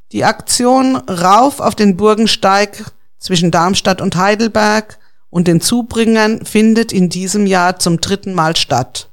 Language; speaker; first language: German; native; German